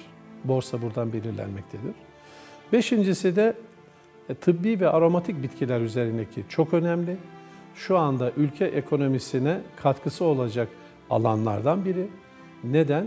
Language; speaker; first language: Turkish; native; Turkish